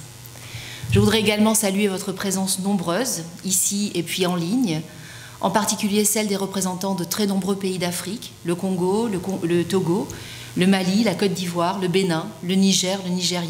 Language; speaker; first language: French; native; French